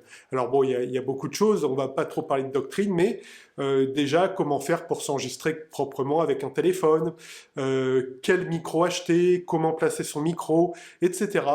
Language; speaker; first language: French; native; French